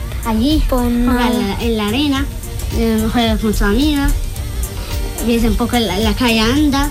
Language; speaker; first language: Spanish; non-native, learner; Arabic